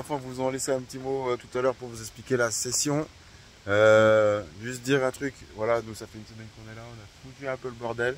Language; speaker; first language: French; native; French